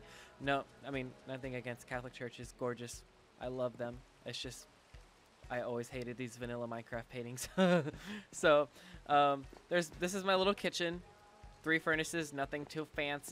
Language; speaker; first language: English; native; English